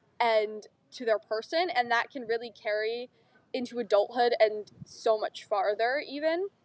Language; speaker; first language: English; native; English